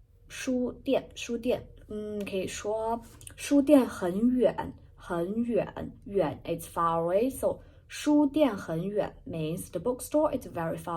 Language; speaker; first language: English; non-native, fluent; Chinese